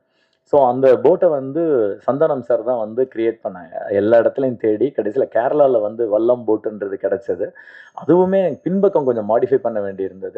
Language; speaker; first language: Tamil; native; Tamil